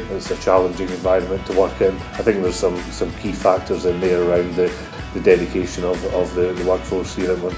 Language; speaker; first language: English; native; English